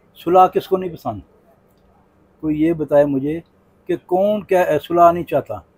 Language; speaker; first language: Urdu; native; Urdu